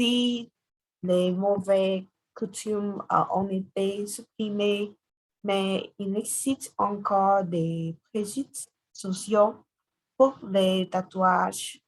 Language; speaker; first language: French; non-native, learner; Vietnamese